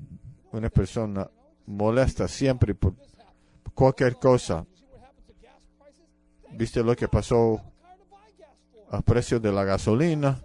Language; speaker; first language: Spanish; non-native, fluent; English